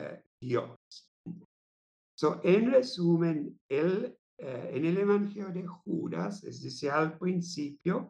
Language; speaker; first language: Spanish; non-native, fluent; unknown